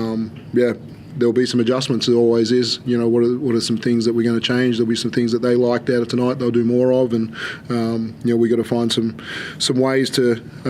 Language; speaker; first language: English; native; English